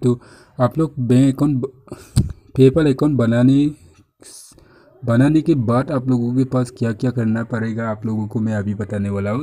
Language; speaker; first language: Hindi; non-native, local second language; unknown